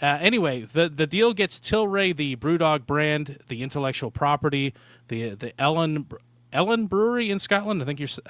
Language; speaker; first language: English; native; English